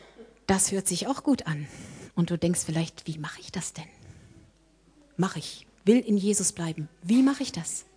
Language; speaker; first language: German; native; German